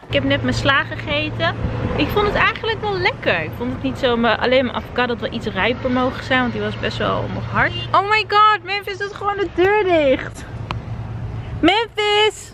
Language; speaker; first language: Dutch; native; Dutch